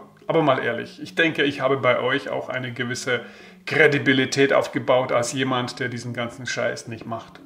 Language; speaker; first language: German; native; German